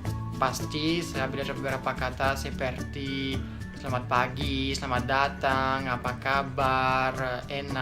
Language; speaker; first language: Indonesian; non-native, fluent; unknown